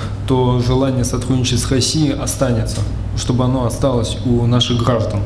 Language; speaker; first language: Russian; native; Russian